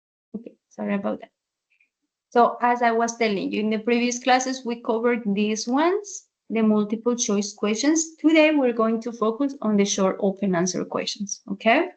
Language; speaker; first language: English; non-native, fluent; Spanish